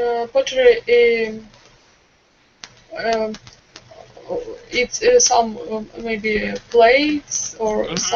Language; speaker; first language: English; non-native, learner; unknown